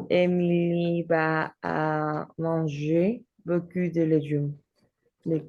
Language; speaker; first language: French; non-native, learner; Spanish